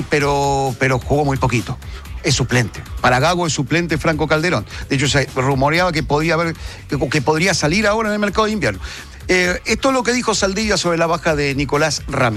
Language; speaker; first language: Spanish; native; Spanish